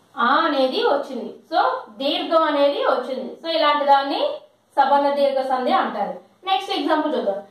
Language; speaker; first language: Telugu; non-native, local second language; Lambadi